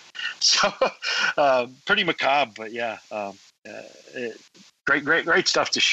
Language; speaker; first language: English; native; English